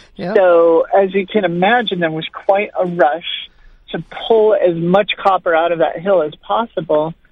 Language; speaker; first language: English; native; English